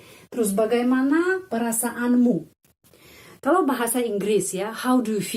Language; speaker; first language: Indonesian; non-native, fluent; Russian